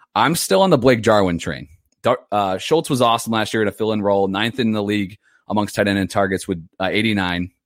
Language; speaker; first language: English; native; English